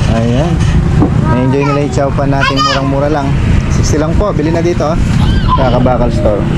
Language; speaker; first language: Filipino; native; Filipino